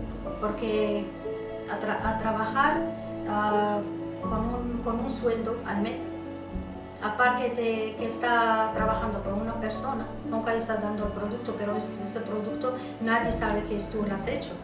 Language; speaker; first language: Spanish; non-native, local second language; Arabic